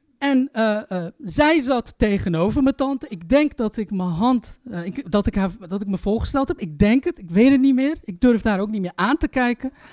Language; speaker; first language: Dutch; early bilingual, other home language; Turkish